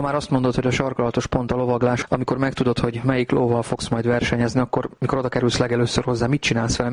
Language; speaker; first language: Hungarian; native; Hungarian